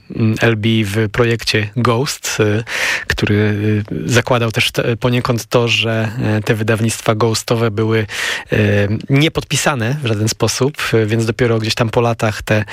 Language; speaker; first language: Polish; native; Polish